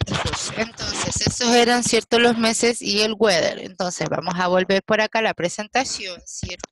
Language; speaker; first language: Spanish; native; Spanish